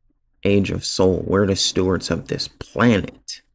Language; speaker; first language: English; native; English